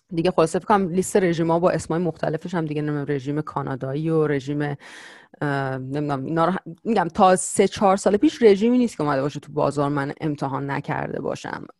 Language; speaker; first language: Persian; native; Persian